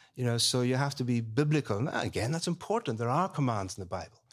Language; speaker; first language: English; native; English